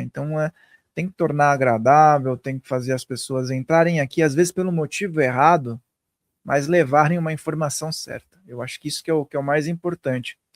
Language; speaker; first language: Portuguese; native; Portuguese